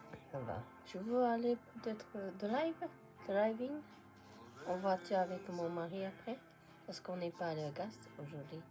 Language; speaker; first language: French; non-native, fluent; Japanese